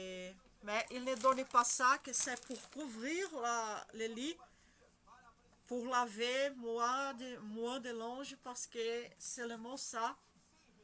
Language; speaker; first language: French; non-native, learner; Spanish